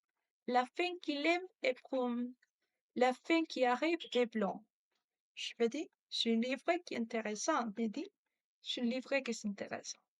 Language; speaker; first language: French; non-native, learner; Spanish